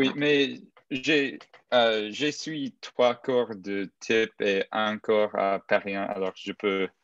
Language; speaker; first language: French; non-native, learner; English